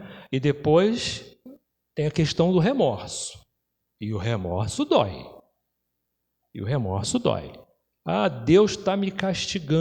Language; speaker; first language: Portuguese; native; Portuguese